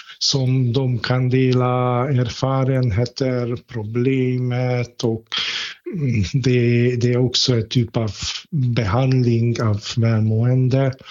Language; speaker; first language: Swedish; non-native, fluent; Hungarian